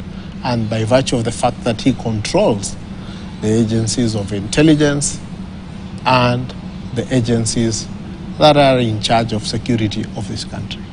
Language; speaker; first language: English; non-native, local second language; Swahili